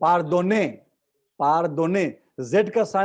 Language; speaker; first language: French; non-native, learner; Hindi